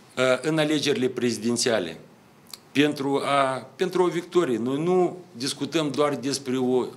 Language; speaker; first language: Russian; native; Russian